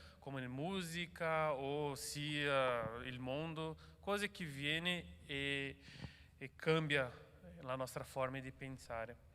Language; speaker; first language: Italian; non-native, learner; Portuguese